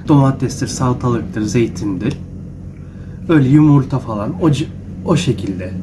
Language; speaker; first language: Turkish; non-native, fluent; Japanese